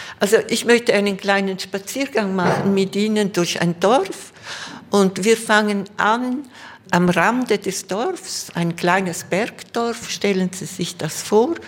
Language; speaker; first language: German; non-native, local second language; Romansh